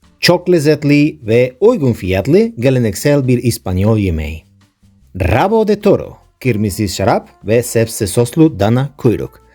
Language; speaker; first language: Turkish; non-native, learner; Spanish